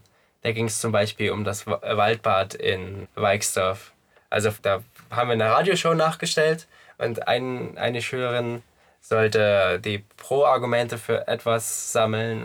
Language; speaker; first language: German; native; German